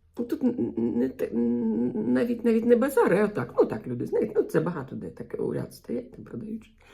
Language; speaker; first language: Ukrainian; non-native, local second language; Russian